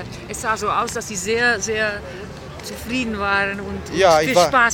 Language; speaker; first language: German; non-native, fluent; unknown